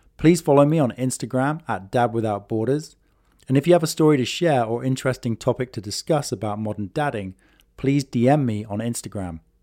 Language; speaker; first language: English; native; English